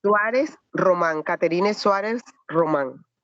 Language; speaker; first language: Spanish; native; Spanish